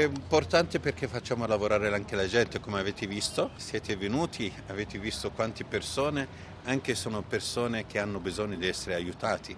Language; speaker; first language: Italian; non-native, fluent; Arabic